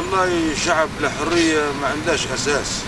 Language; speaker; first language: Arabic; native; Arabic